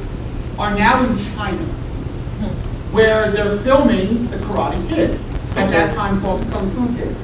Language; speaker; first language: English; native; English